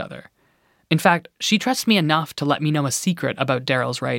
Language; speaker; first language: English; native; English